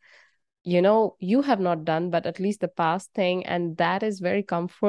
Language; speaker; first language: English; non-native, local second language; Bangla